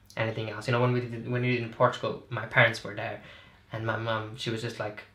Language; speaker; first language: English; non-native, fluent; Portuguese